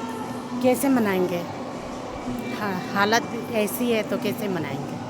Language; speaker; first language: Hindi; non-native, local second language; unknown